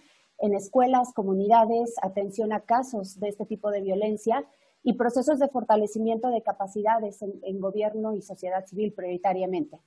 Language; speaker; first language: Spanish; native; Spanish